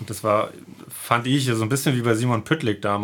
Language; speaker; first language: German; native; German